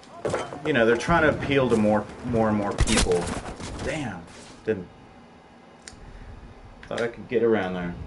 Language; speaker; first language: English; native; English